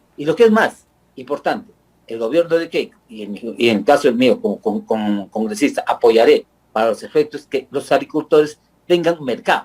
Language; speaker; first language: Spanish; native; Spanish